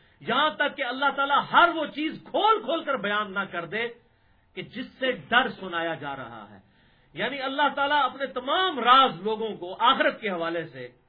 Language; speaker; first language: Urdu; non-native, local second language; Punjabi